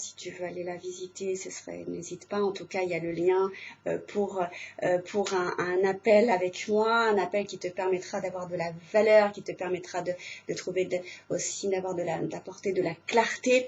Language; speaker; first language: French; native; French